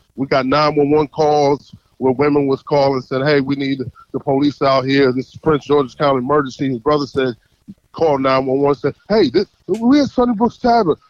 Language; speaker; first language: English; native; English